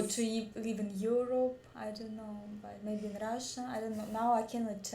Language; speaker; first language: English; non-native, learner; Russian